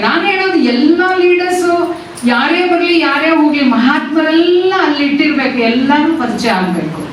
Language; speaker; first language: Kannada; non-native, local second language; Tamil